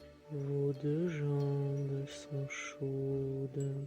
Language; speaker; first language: French; native; French